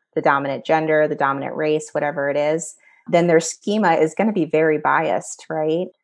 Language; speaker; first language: English; native; English